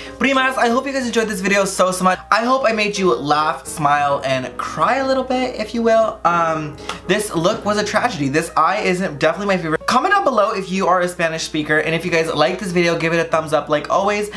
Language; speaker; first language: English; early bilingual, other home language; Spanish